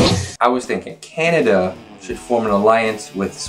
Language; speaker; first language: English; native; English